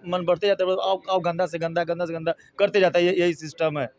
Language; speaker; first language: Hindi; native; Hindi